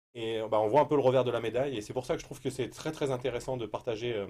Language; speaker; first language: French; native; French